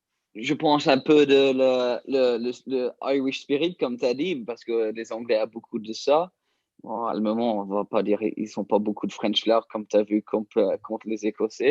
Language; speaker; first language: French; early bilingual, heritage; English